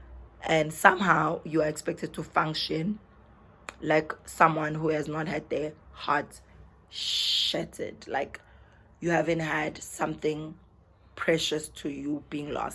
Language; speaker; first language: English; non-native, local second language; Zulu